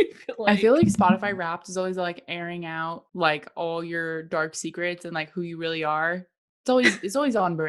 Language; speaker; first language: English; native; English